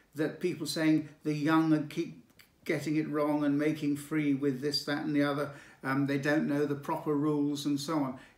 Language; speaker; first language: English; native; English